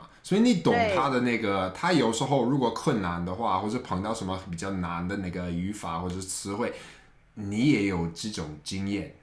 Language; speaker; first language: Chinese; non-native, fluent; English